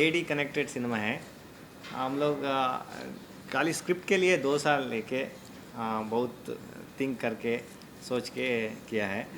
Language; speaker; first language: Hindi; non-native, local second language; Kannada